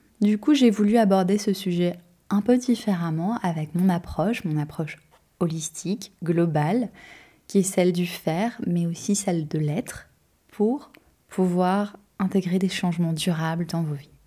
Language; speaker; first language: French; native; French